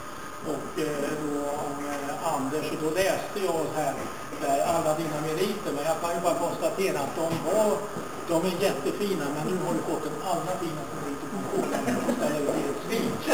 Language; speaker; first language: Swedish; native; Swedish